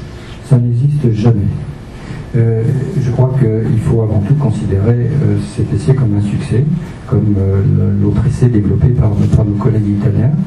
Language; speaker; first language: French; native; French